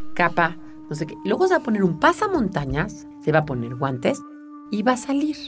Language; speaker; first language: Spanish; native; Spanish